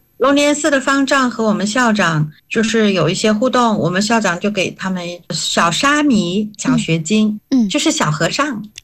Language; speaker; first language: Chinese; native; Chinese